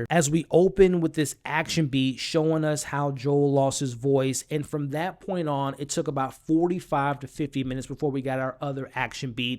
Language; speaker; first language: English; native; English